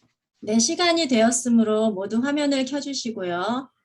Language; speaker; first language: Korean; native; Korean